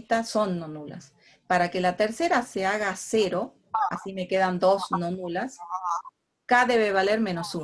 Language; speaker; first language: Spanish; native; Spanish